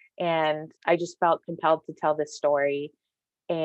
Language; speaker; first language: English; native; English